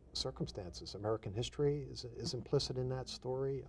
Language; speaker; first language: English; native; English